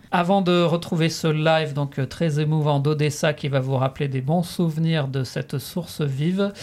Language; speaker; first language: French; native; French